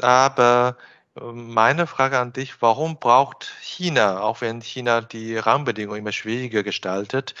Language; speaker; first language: German; non-native, fluent; Chinese